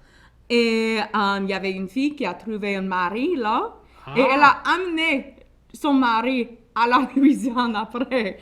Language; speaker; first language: French; non-native, local second language; English